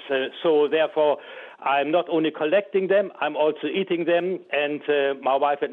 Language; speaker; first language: English; non-native, fluent; German